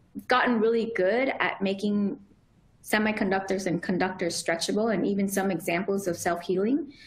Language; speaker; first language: English; native; English